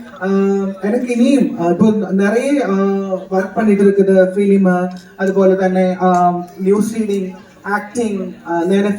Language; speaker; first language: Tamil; non-native, learner; Malayalam